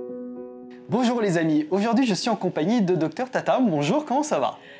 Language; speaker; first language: French; native; French